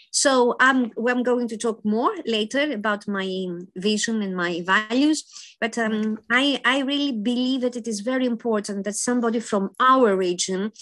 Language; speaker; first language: English; non-native, fluent; Greek